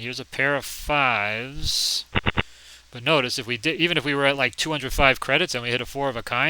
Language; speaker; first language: English; native; English